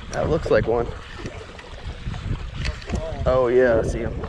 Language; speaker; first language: English; native; English